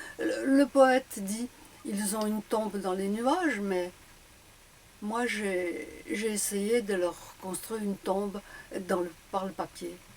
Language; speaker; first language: French; early bilingual, other home language; Polish